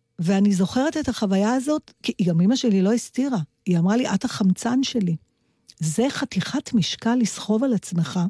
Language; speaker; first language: Hebrew; native; Hebrew